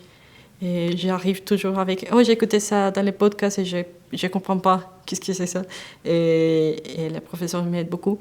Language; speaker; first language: French; non-native, fluent; Spanish